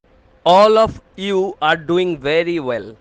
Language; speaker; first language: English; non-native, local second language; Bangla